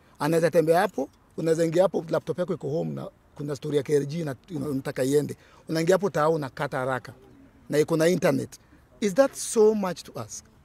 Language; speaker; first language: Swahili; native; Swahili